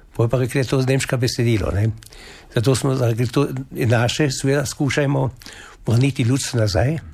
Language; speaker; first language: Slovenian; native; Slovenian